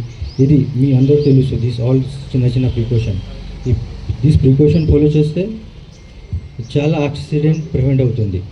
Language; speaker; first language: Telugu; non-native, learner; Hindi